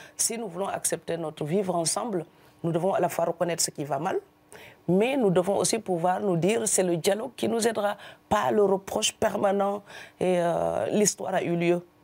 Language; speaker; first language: French; non-native, local second language; Serer